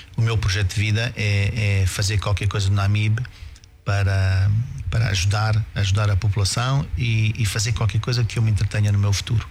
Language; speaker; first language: Portuguese; native; Portuguese